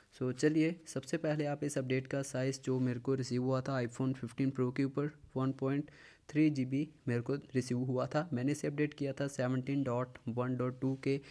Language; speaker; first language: Hindi; native; Hindi